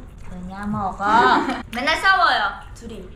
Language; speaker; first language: Korean; non-native, learner; Vietnamese